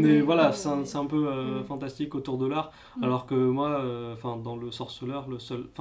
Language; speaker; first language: French; native; French